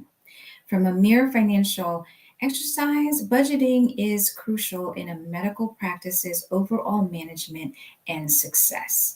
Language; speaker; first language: English; native; English